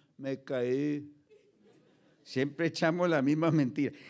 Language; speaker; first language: Spanish; early bilingual, heritage; Spanish